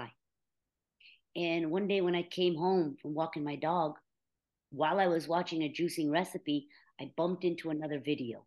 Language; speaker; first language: English; native; English